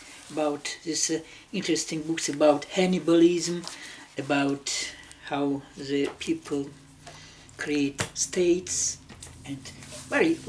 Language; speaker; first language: English; non-native, learner; Russian